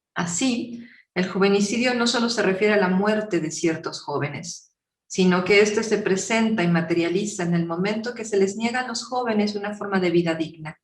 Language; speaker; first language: Spanish; native; Spanish